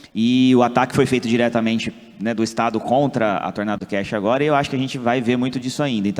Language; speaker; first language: Portuguese; native; Portuguese